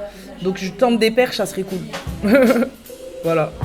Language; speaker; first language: French; native; French